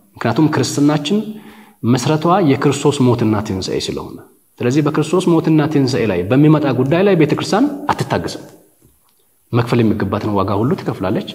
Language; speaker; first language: Amharic; non-native, local second language; Hadiyya